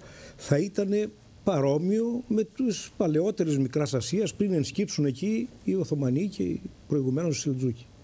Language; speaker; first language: Greek; native; Greek